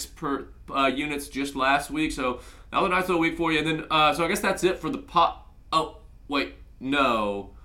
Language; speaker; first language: English; native; English